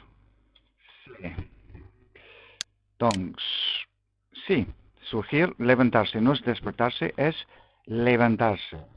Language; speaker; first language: Catalan; non-native, local second language; Spanish